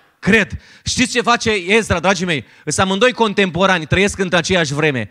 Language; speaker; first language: Romanian; native; Romanian